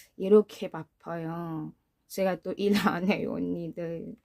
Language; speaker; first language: Korean; non-native, fluent; Filipino